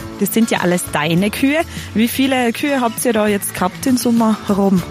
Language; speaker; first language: German; native; German